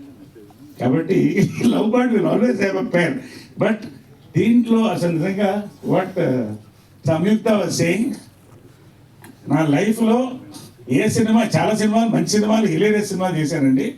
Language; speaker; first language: Telugu; native; Telugu